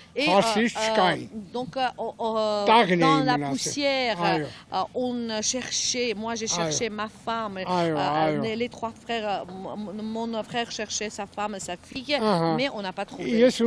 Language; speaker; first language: French; non-native, fluent; Armenian